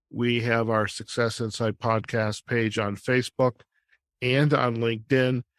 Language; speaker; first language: English; native; English